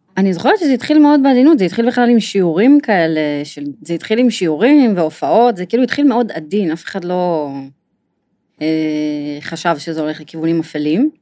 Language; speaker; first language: Hebrew; native; Hebrew